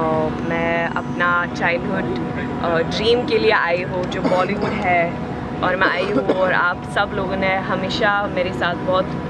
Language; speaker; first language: Hindi; non-native, fluent; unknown